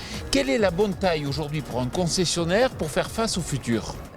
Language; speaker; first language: French; native; French